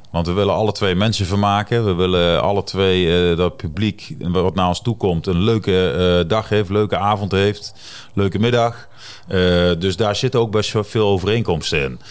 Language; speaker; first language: Dutch; native; Dutch